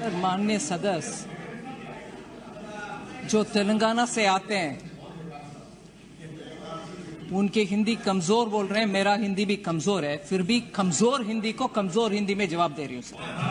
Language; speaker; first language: Hindi; non-native, local second language; Tamil